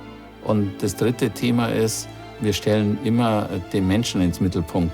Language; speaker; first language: German; native; German